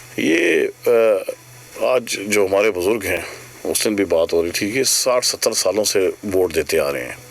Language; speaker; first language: Urdu; non-native, local second language; Northern Hindko